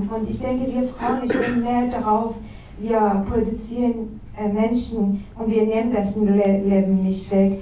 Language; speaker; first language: German; non-native, fluent; Persian